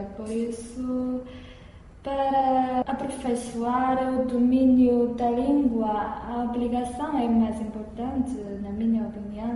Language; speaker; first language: Portuguese; non-native, fluent; Chinese